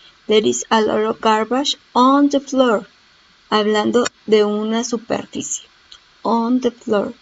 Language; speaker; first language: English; non-native, learner; Spanish